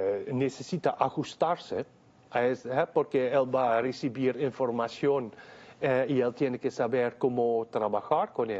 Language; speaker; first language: Spanish; non-native, fluent; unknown